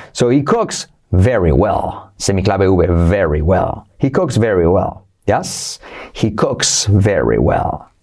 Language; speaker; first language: English; non-native, fluent; Spanish